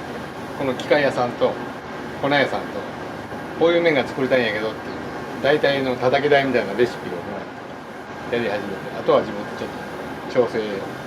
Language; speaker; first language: Japanese; native; Japanese